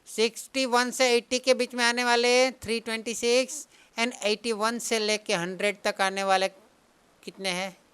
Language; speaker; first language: Hindi; non-native, local second language; Gujarati